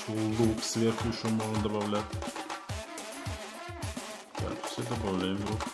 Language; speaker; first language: Russian; non-native, fluent; Tajik